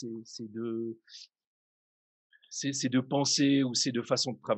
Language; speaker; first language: French; native; French